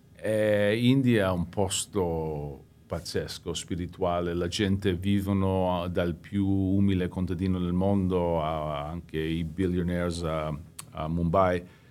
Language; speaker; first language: Italian; early bilingual, heritage; English